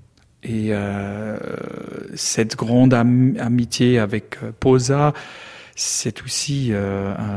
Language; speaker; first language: French; non-native, learner; German